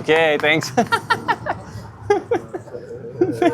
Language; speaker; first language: English; non-native, fluent; French